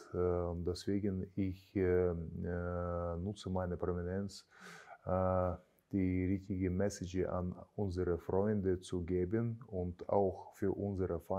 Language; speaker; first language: German; non-native, fluent; Russian